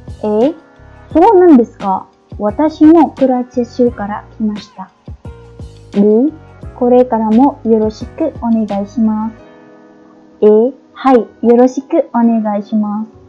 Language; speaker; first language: Japanese; non-native, fluent; Khmer